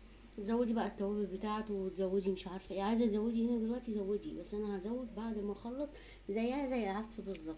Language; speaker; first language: Arabic; native; Arabic